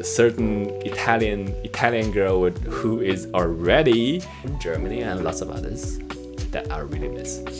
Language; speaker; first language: English; non-native, fluent; Chinese